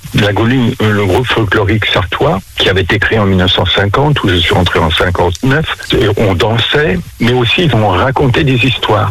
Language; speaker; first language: French; native; French